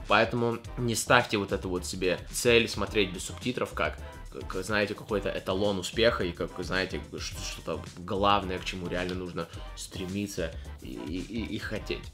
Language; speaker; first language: Russian; early bilingual, heritage; Russian